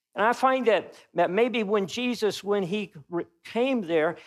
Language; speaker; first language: English; native; English